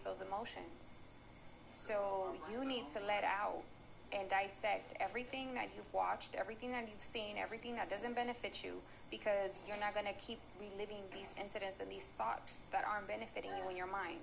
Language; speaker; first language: English; early bilingual, other home language; Spanish